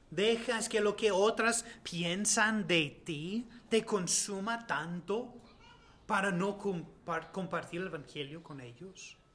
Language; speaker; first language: Spanish; non-native, learner; English